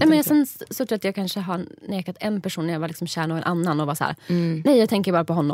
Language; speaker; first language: Swedish; native; Swedish